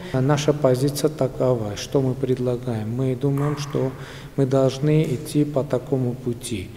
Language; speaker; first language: Russian; non-native, local second language; Armenian